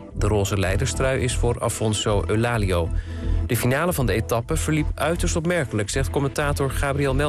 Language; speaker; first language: Dutch; native; Dutch